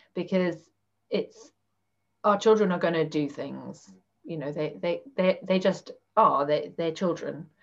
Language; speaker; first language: English; native; English